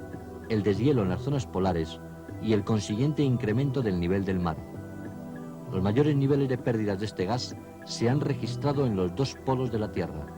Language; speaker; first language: Spanish; native; Spanish